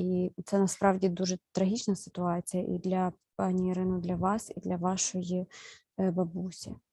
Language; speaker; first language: Ukrainian; native; Ukrainian